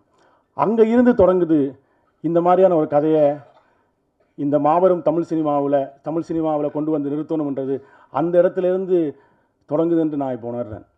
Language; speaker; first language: Tamil; native; Tamil